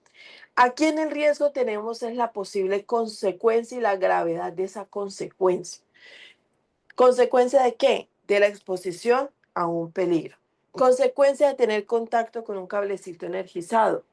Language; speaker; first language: Spanish; native; Spanish